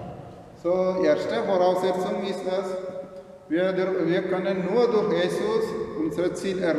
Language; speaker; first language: German; non-native, learner; Malayalam